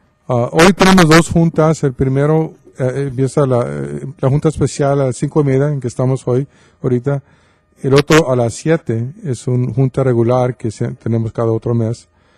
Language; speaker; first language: Spanish; early bilingual, heritage; Spanish